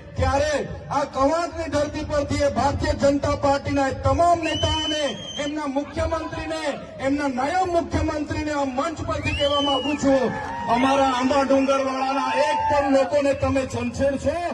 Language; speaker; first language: Gujarati; non-native, local second language; Vasavi